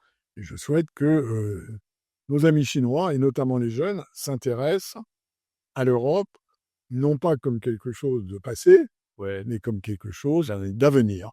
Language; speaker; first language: French; non-native, fluent; Chinese